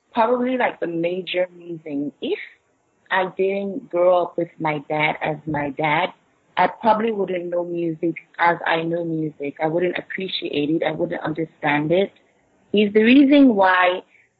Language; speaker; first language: English; non-native, local second language; Igbo